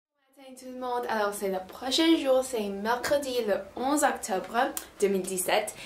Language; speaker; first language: French; non-native, learner; English